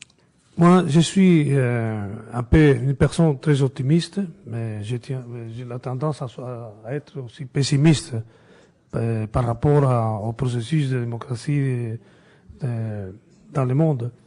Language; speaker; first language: French; non-native, fluent; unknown